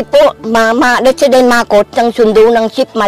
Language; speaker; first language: Filipino; non-native, learner; Vietnamese